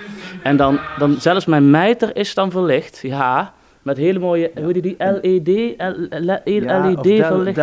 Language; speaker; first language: Dutch; native; Dutch